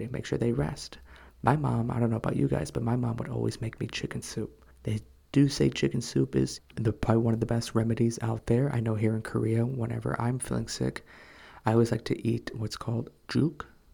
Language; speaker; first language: English; native; English